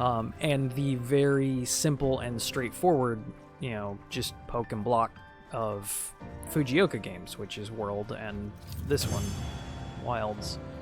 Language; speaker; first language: English; native; English